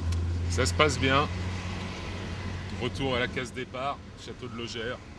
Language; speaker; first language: French; native; French